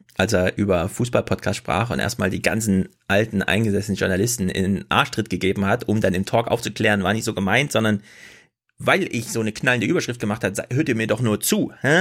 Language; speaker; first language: German; native; German